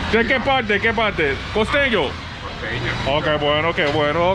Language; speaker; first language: Spanish; non-native, learner; English